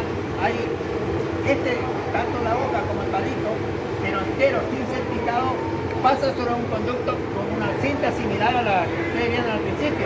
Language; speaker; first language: Spanish; native; Spanish